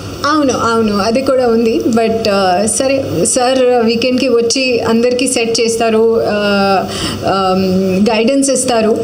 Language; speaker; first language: Telugu; non-native, learner; Hindi